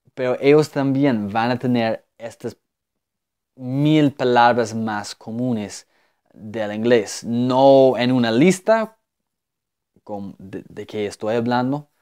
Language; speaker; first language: Spanish; non-native, fluent; English